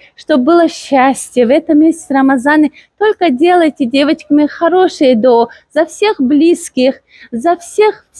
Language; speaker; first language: Russian; non-native, local second language; Tajik